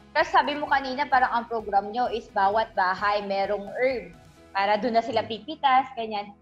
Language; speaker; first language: Filipino; native; Filipino